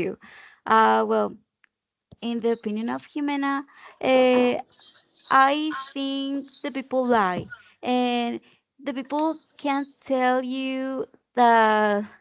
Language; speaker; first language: English; non-native, learner; Spanish